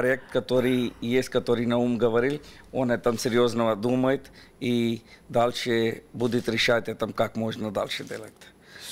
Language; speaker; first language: Russian; non-native, learner; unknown